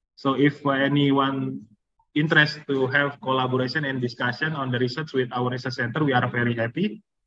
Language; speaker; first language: English; non-native, fluent; Indonesian